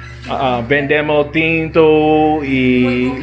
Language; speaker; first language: Spanish; non-native, learner; English